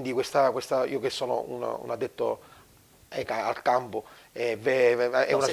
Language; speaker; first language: Italian; native; Italian